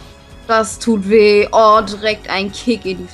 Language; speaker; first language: German; native; German